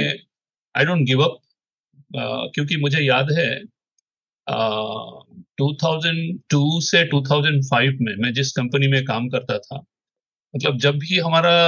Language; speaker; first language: Hindi; non-native, local second language; Odia